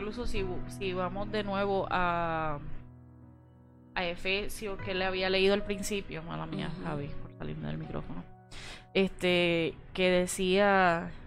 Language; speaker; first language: Spanish; native; Spanish